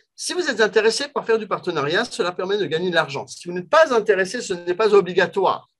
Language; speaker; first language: French; native; French